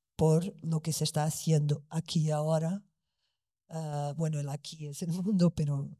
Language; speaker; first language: Spanish; non-native, fluent; Portuguese